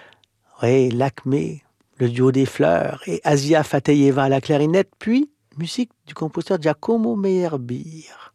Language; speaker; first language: French; native; French